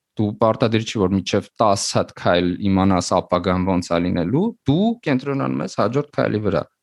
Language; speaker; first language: Armenian; native; Armenian